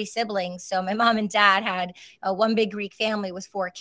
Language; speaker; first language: English; native; English